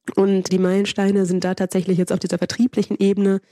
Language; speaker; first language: German; early bilingual, other home language; Spanish